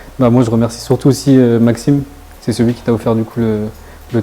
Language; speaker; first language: French; native; French